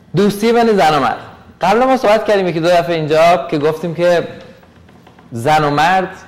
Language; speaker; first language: Persian; native; Persian